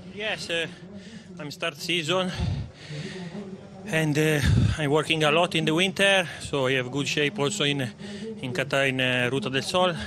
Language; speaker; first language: English; non-native, learner; Italian